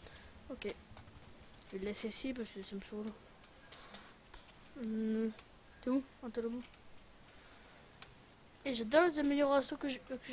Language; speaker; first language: French; native; French